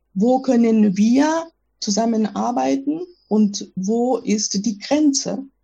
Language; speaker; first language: German; non-native, fluent; Japanese